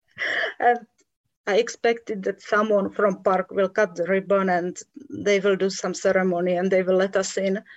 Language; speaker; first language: English; non-native, fluent; Czech